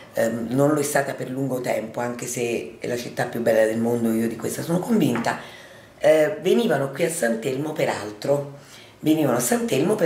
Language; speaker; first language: Italian; native; Italian